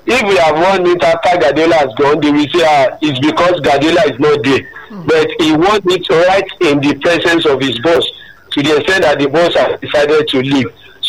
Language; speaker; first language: English; non-native, local second language; Yoruba